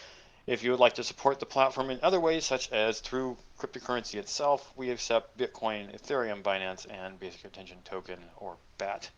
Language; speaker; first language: English; native; English